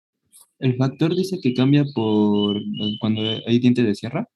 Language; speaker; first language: Spanish; native; Spanish